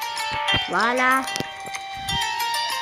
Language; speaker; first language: French; non-native, local second language; Arabic